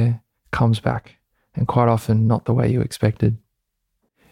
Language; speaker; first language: English; native; English